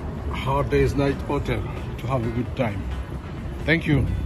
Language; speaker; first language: English; non-native, learner; French